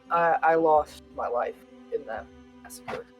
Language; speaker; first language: English; native; English